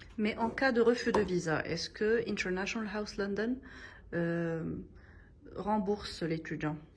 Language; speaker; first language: French; non-native, local second language; Arabic